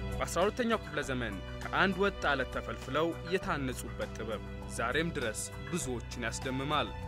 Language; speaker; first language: Amharic; native; Amharic